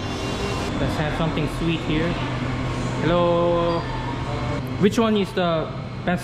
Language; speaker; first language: English; non-native, fluent; Korean